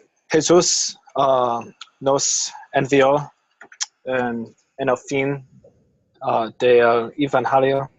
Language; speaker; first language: Spanish; non-native, fluent; English